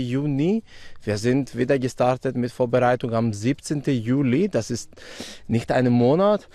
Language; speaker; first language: German; non-native, fluent; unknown